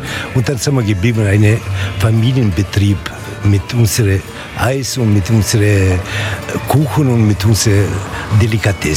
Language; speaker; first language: German; non-native, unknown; Italian